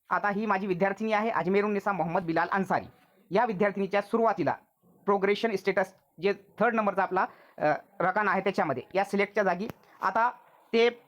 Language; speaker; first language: Marathi; non-native, local second language; Urdu